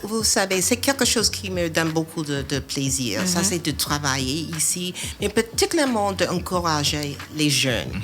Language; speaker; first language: French; non-native, fluent; English